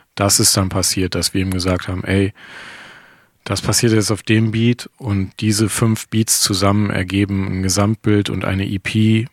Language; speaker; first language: German; native; German